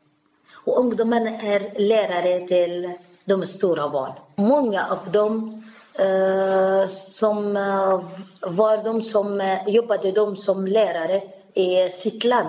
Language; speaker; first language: Swedish; non-native, learner; Arabic